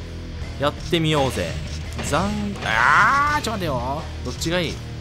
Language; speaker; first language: Japanese; native; Japanese